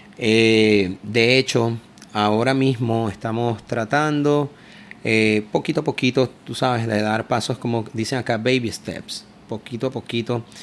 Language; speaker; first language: Spanish; native; Spanish